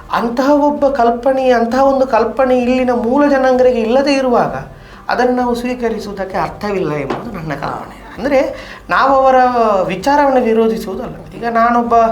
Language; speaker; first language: Kannada; non-native, local second language; Tulu